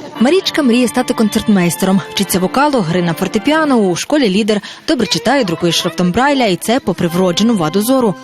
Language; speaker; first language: Ukrainian; native; Ukrainian